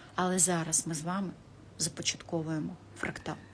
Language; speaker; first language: Ukrainian; non-native, local second language; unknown